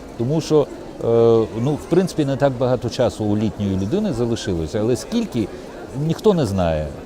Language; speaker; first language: Ukrainian; non-native, local second language; Russian